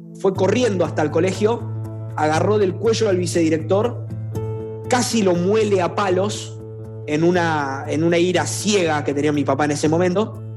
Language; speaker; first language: Spanish; native; Spanish